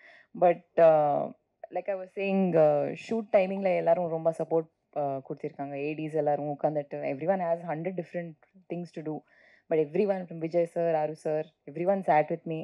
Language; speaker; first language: Tamil; non-native, learner; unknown